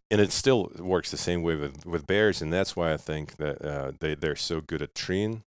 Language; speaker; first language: English; non-native, fluent; Russian